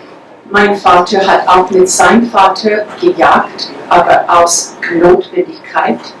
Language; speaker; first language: German; non-native, fluent; English